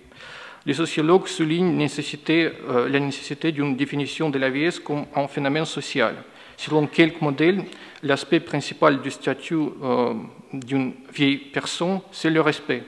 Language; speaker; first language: French; non-native, fluent; Russian